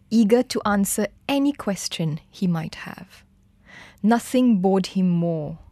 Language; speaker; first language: English; non-native, fluent; Morisyen